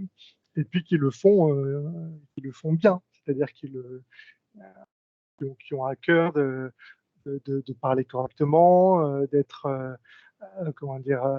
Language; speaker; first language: French; native; French